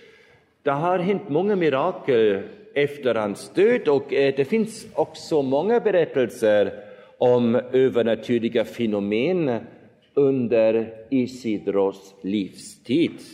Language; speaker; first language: Swedish; non-native, fluent; German